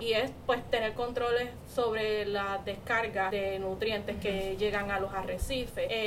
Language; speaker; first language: Spanish; native; Spanish